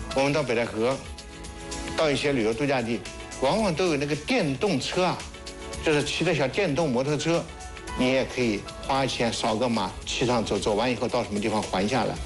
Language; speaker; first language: Chinese; native; Chinese